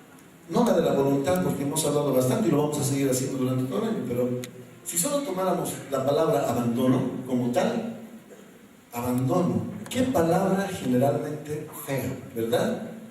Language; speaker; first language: Spanish; native; Spanish